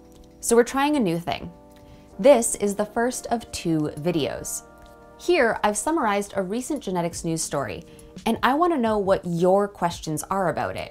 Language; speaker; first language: English; native; English